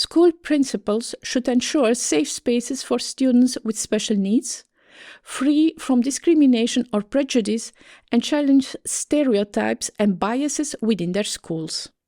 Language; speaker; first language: English; non-native, fluent; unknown